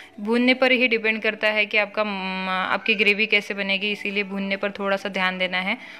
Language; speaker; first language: Hindi; non-native, local second language; Marathi